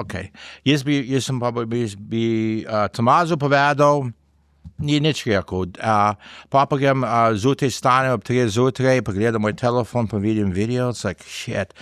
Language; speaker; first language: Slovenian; early bilingual, heritage; English